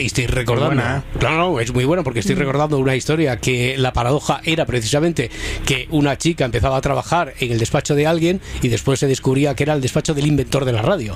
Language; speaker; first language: Spanish; native; Spanish